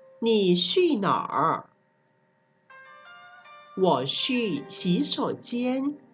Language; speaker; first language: Chinese; non-native, fluent; Thai